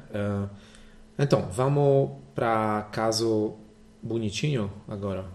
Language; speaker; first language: Portuguese; non-native, fluent; Polish